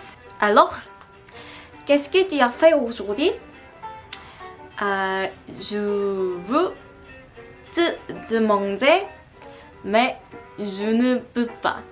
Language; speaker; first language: French; non-native, learner; Korean